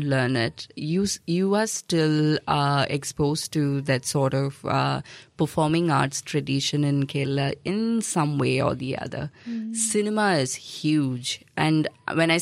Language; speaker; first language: English; non-native, local second language; Malayalam